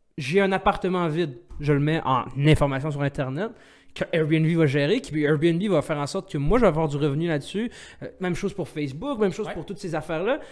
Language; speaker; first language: French; non-native, local second language; Arabic